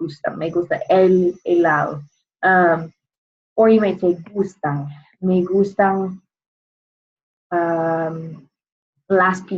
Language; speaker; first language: Spanish; non-native, fluent; English